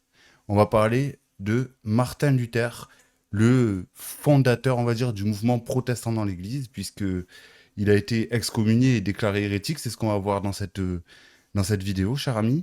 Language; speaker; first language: French; native; French